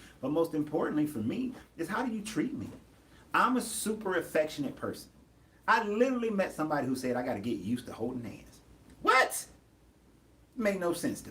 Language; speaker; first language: English; native; English